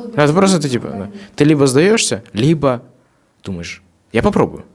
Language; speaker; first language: Russian; non-native, local second language; Kazakh